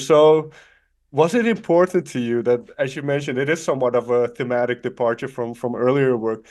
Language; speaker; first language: English; non-native, fluent; Dutch